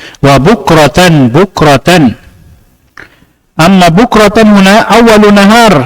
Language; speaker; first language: Arabic; non-native, fluent; Indonesian